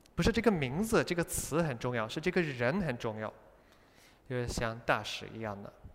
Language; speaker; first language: Chinese; non-native, fluent; English